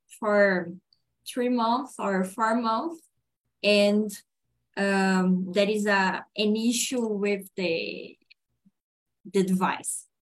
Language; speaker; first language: English; non-native, learner; Portuguese